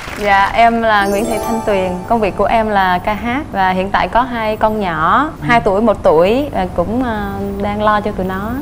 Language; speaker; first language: Vietnamese; native; Vietnamese